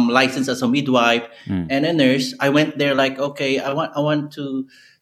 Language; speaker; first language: English; non-native, local second language; Bikol